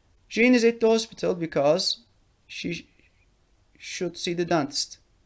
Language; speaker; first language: English; non-native, fluent; Turkish